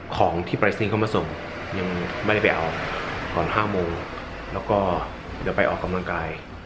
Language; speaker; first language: Thai; native; Thai